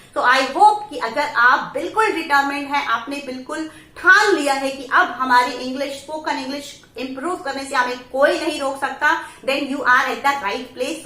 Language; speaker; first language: Hindi; native; Hindi